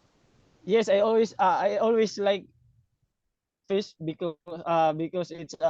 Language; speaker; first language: English; non-native, learner; Cebuano